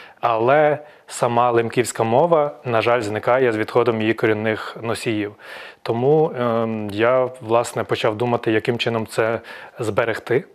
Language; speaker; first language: Ukrainian; native; Ukrainian